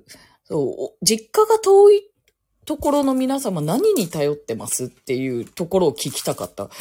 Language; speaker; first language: Japanese; native; Japanese